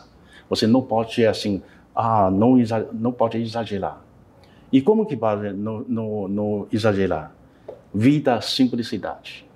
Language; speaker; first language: Portuguese; non-native, learner; Chinese